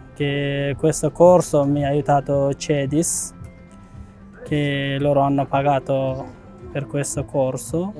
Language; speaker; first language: Italian; non-native, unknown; Persian